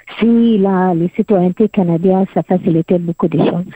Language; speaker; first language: French; non-native, learner; Arabic